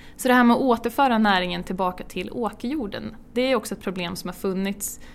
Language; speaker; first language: Swedish; native; Swedish